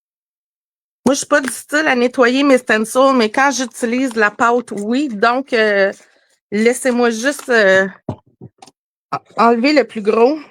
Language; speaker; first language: French; native; French